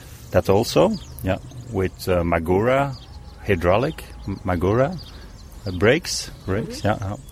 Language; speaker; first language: English; non-native, learner; Dutch